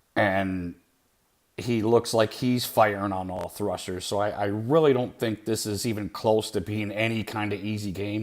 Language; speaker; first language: English; native; English